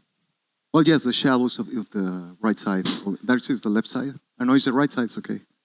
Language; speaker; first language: English; non-native, learner; Spanish